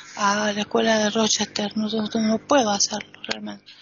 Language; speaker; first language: Spanish; native; Spanish